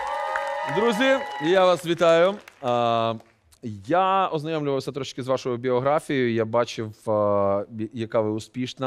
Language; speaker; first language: Ukrainian; native; Ukrainian